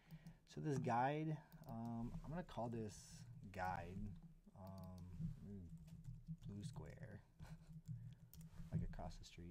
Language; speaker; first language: English; native; English